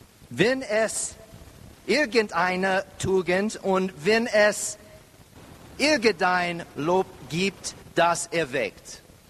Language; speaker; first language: German; non-native, learner; English